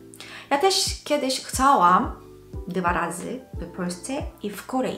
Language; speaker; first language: Polish; non-native, local second language; Korean